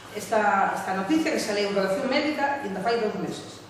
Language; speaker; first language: Spanish; non-native, local second language; Galician